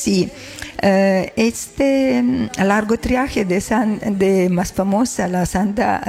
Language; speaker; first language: Spanish; non-native, learner; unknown